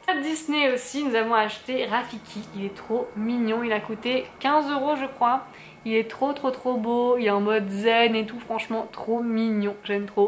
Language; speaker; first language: French; native; French